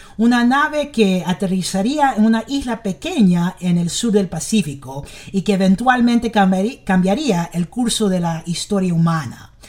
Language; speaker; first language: Spanish; early bilingual, heritage; English